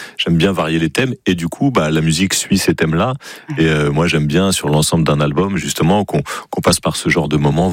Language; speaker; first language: French; native; French